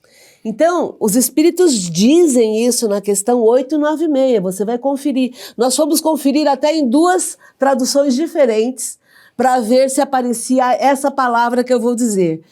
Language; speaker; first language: Portuguese; native; Portuguese